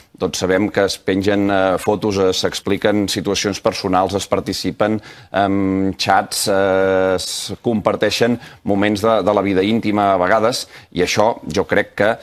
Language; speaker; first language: Catalan; native; Catalan